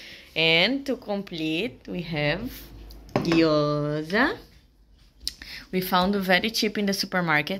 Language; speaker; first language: English; non-native, learner; Portuguese